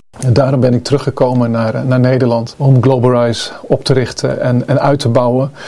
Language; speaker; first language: Dutch; native; Dutch